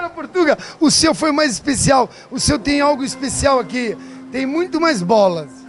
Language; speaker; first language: Portuguese; native; Portuguese